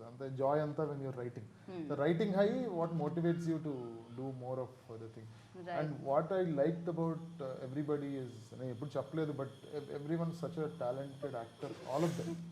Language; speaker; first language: Telugu; native; Telugu